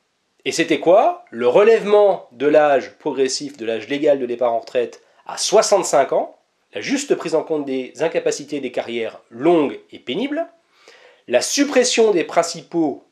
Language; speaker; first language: French; native; French